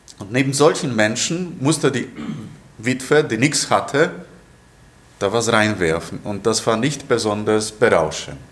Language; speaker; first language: German; non-native, fluent; Polish